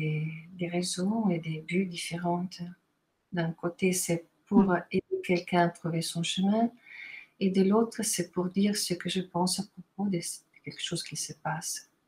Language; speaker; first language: French; non-native, fluent; Italian